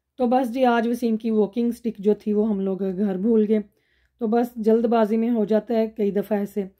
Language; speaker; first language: Urdu; non-native, local second language; Punjabi